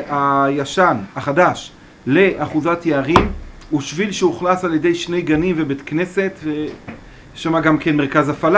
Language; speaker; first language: Hebrew; native; Hebrew